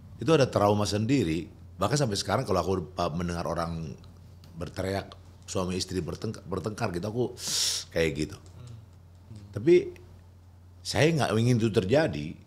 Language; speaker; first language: Indonesian; native; Indonesian